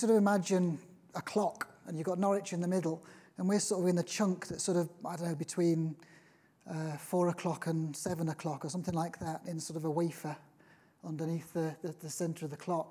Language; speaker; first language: English; native; English